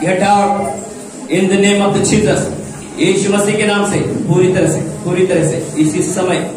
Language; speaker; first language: Hindi; non-native, local second language; Marathi